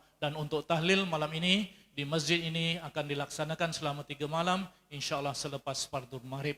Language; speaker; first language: Malay; native; Malay